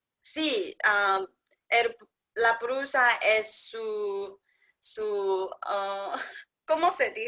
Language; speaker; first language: Spanish; non-native, learner; Chinese